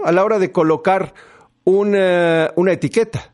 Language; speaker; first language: Spanish; native; Spanish